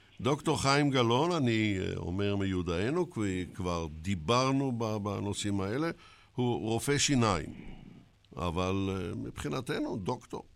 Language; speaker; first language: Hebrew; native; Hebrew